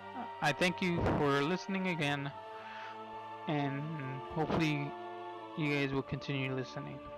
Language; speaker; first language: English; native; English